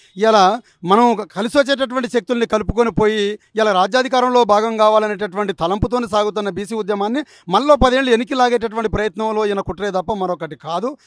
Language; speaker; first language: Telugu; native; Telugu